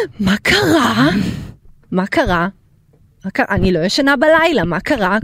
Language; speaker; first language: Hebrew; early bilingual, other home language; Russian